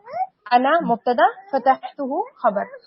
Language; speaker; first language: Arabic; non-native, fluent; Urdu